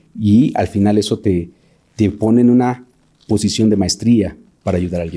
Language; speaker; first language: Spanish; native; Spanish